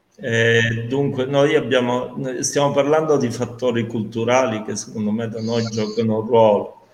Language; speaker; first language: Italian; native; Italian